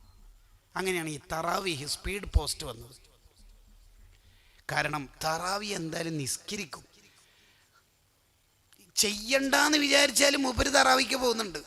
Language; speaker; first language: Malayalam; native; Malayalam